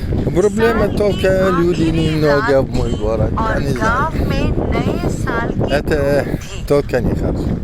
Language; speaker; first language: Russian; non-native, learner; Arabic